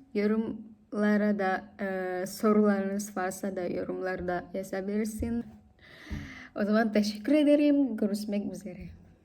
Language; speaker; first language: Turkish; non-native, fluent; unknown